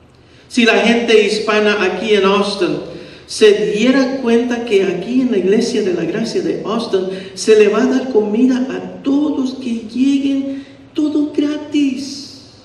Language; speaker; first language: Spanish; early bilingual, heritage; Spanish